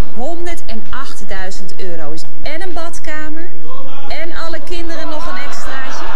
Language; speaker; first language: Dutch; native; Dutch